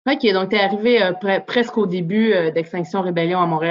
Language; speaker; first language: French; native; French